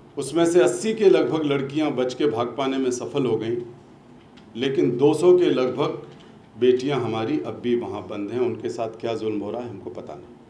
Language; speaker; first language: Hindi; native; Hindi